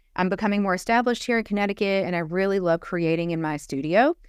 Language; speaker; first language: English; native; English